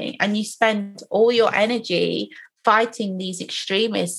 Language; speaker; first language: English; native; English